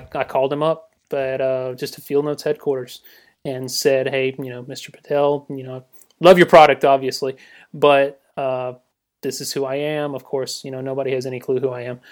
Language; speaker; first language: English; native; English